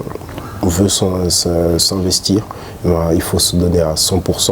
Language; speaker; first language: French; early bilingual, other home language; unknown